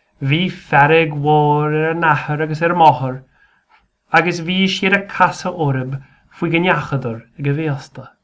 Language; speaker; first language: Irish; native; Irish